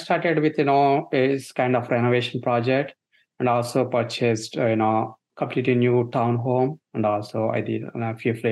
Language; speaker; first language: English; non-native, local second language; Telugu